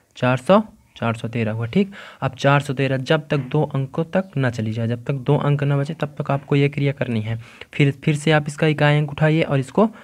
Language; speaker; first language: Hindi; native; Hindi